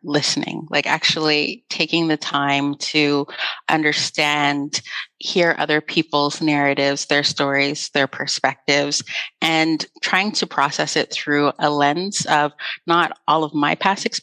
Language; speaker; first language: English; native; English